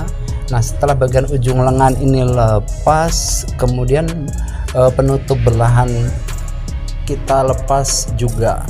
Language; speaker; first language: Indonesian; native; Indonesian